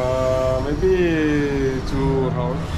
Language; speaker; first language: English; non-native, learner; Indonesian